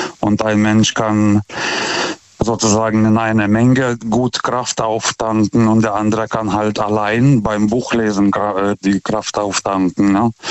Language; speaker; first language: German; non-native, fluent; Russian